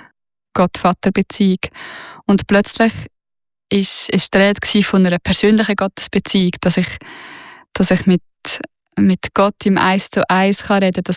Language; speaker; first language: German; native; German